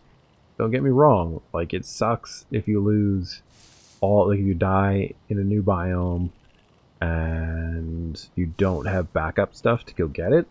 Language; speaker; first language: English; native; English